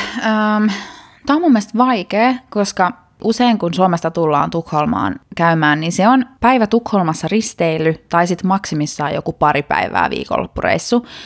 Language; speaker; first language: Finnish; native; Finnish